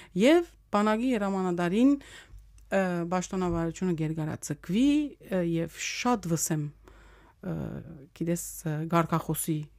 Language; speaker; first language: Armenian; early bilingual, heritage; Armenian